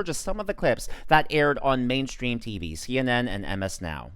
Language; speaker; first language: English; native; English